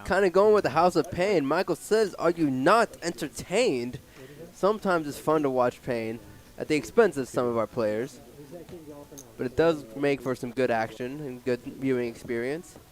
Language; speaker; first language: English; native; English